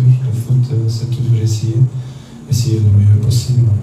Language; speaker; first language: French; non-native, learner; Dutch